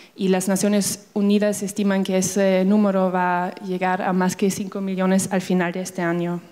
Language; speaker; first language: Spanish; non-native, fluent; German